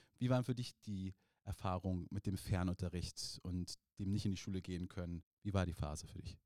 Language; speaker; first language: German; native; German